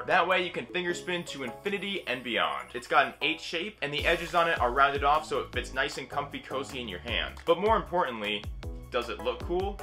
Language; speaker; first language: English; native; English